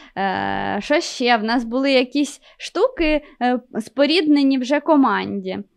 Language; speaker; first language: Ukrainian; non-native, local second language; Russian